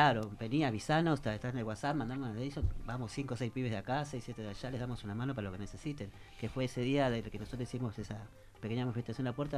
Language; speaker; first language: Spanish; native; Spanish